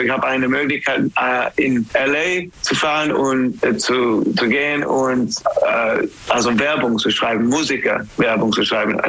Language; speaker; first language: German; non-native, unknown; English